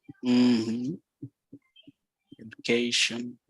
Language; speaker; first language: English; non-native, fluent; Portuguese